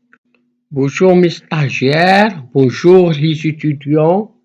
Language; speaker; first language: French; non-native, fluent; Arabic